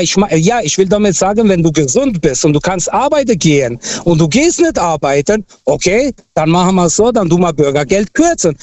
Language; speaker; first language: German; non-native, fluent; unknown